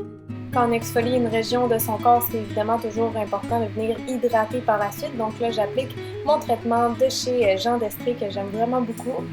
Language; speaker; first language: French; native; French